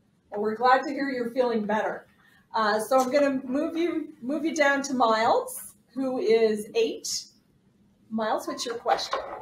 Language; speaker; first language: English; native; English